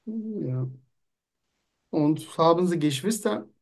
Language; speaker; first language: German; non-native, fluent; Turkish